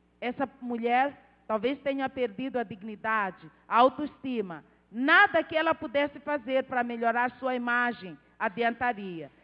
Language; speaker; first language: Portuguese; non-native, local second language; Tsonga